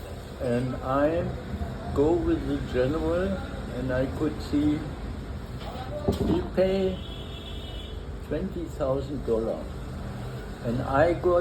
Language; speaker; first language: English; non-native, fluent; German